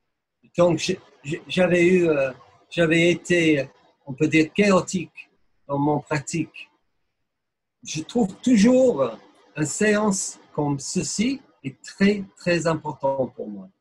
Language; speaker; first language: French; non-native, fluent; English